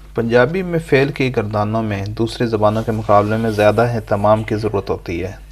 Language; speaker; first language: Urdu; non-native, local second language; Punjabi